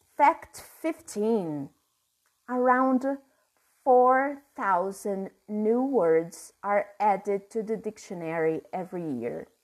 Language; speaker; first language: English; non-native, fluent; Portuguese